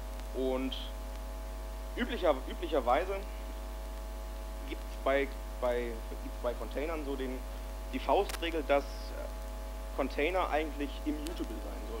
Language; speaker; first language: German; native; German